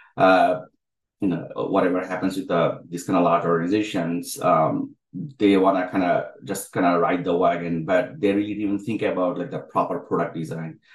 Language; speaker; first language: English; non-native, local second language; Bangla